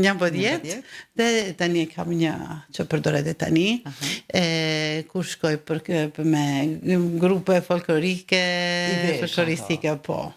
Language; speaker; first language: Albanian; early bilingual, heritage; Albanian